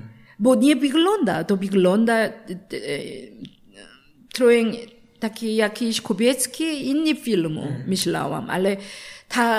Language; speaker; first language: Polish; non-native, learner; Korean